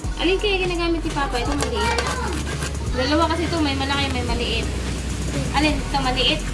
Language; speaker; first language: Filipino; non-native, local second language; Bikol